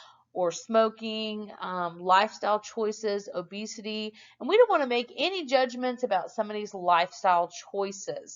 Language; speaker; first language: English; native; English